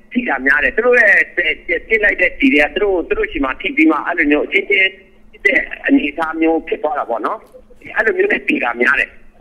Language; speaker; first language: Burmese; non-native, local second language; Kachin